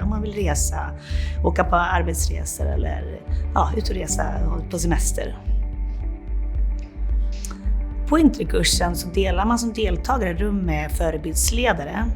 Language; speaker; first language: Swedish; native; Swedish